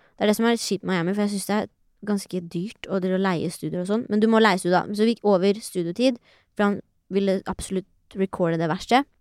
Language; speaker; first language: Norwegian; early bilingual, other home language; Persian